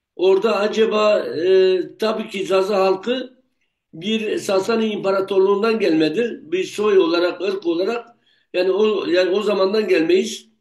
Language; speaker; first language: Turkish; non-native, local second language; Zaza